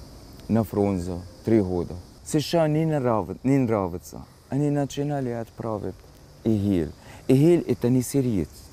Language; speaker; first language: Russian; non-native, learner; Arabic